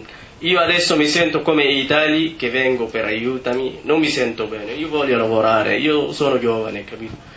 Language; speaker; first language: Italian; non-native, learner; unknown